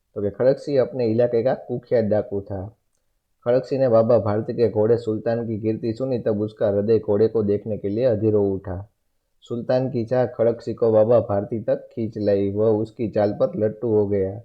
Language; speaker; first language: Hindi; non-native, local second language; Gujarati